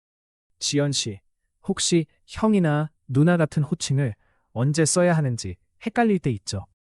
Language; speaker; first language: Korean; non-native, fluent; Chinese